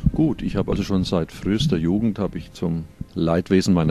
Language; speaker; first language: German; native; German